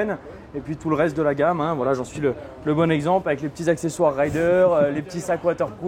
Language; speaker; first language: French; native; French